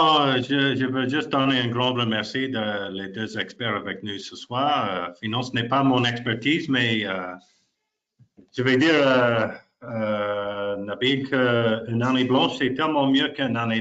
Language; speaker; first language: French; non-native, learner; English